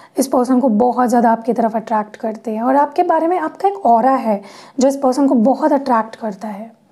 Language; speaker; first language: Hindi; non-native, local second language; Marathi